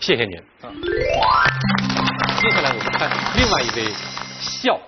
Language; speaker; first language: Chinese; native; Chinese